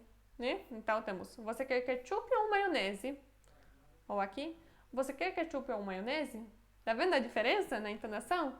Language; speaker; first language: Portuguese; non-native, fluent; Polish